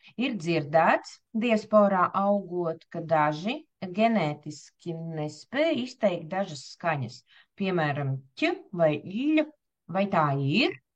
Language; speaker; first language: Latvian; native; Latvian